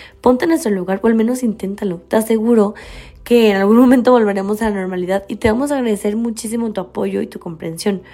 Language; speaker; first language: Spanish; native; Spanish